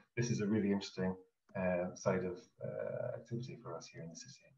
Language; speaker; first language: English; native; English